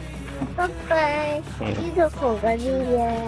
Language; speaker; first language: Cantonese; early bilingual, heritage; English